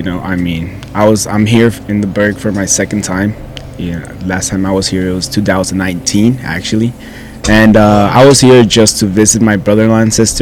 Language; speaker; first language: English; non-native, fluent; Spanish